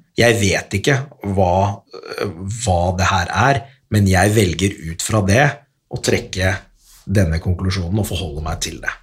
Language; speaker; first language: Norwegian; early bilingual, other home language; Arabic